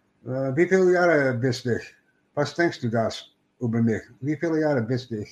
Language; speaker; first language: German; non-native, learner; English